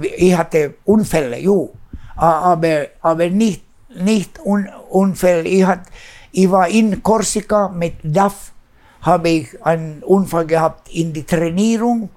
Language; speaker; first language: German; non-native, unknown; Swedish